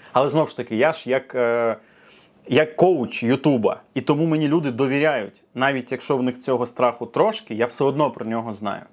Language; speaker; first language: Ukrainian; non-native, local second language; Russian